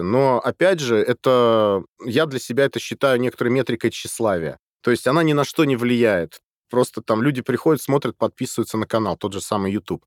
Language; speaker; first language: Russian; native; Russian